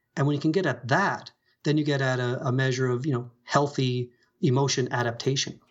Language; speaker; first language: English; native; English